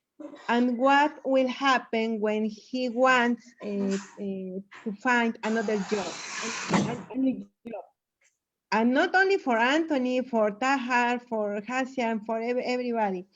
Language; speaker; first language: English; non-native, learner; Spanish